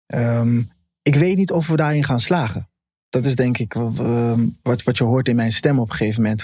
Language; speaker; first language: Dutch; early bilingual, other home language; Papiamento